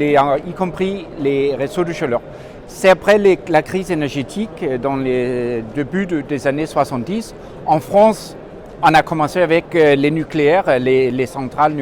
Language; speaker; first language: French; non-native, fluent; Danish